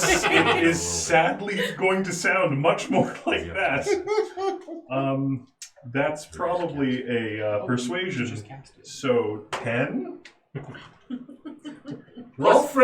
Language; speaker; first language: English; native; English